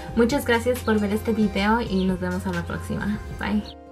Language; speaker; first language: Spanish; early bilingual, heritage; Spanish